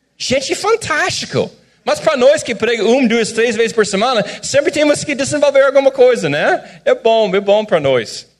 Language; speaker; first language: Portuguese; non-native, fluent; English